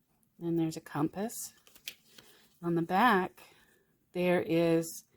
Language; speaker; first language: English; native; English